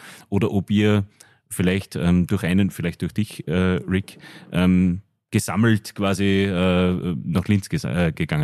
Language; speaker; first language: German; native; German